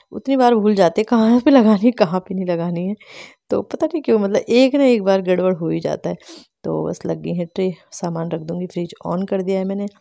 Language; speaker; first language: Hindi; native; Hindi